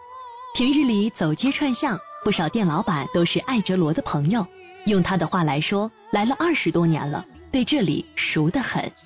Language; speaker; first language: Chinese; native; Chinese